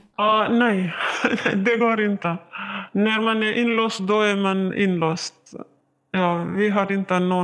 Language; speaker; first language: Swedish; non-native, learner; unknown